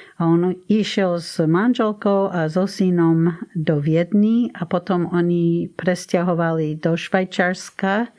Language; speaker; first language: Slovak; non-native, fluent; English